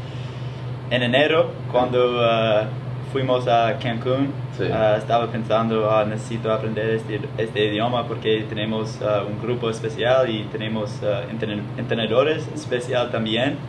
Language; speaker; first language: Spanish; non-native, learner; English